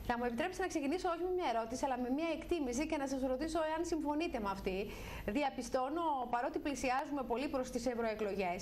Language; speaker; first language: Greek; native; Greek